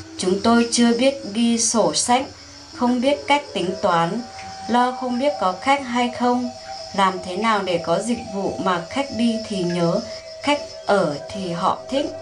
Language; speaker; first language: Vietnamese; non-native, local second language; Iu Mien